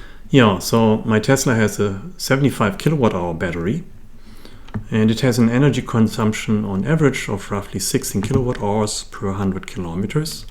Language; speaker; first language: English; non-native, fluent; German